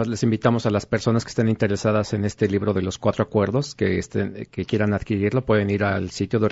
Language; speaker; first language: Spanish; native; Spanish